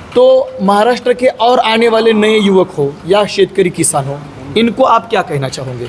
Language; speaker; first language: Hindi; non-native, local second language; Marathi